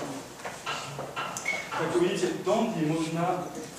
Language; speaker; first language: Russian; non-native, learner; French